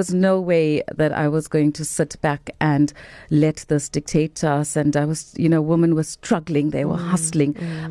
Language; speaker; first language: English; native; English